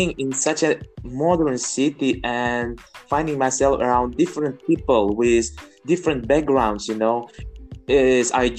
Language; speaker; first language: English; non-native, fluent; Uzbek